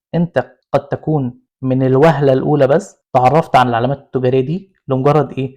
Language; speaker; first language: Arabic; native; Arabic